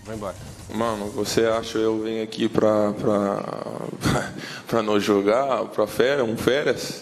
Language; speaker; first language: Portuguese; non-native, learner; English